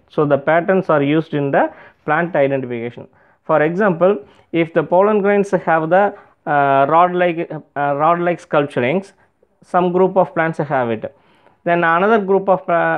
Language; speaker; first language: English; non-native, local second language; Tamil